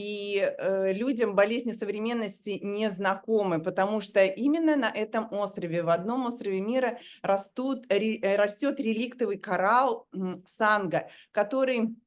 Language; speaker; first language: Russian; native; Russian